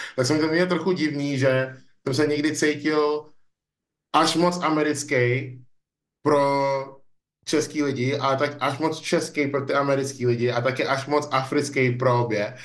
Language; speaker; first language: Czech; early bilingual, other home language; English